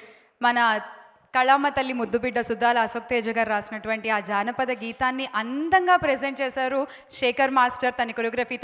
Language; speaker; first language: Telugu; native; Telugu